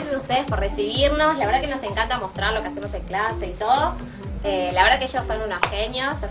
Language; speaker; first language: Spanish; native; Spanish